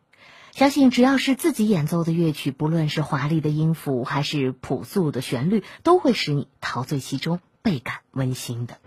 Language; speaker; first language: Chinese; native; Chinese